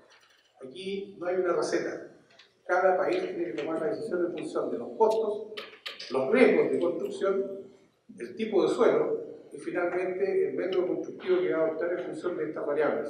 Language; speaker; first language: Spanish; native; Spanish